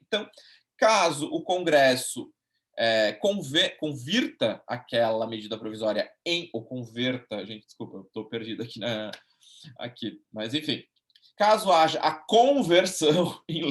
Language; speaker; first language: Portuguese; native; Portuguese